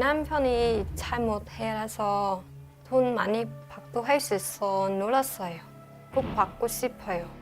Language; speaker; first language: Korean; non-native, learner; Vietnamese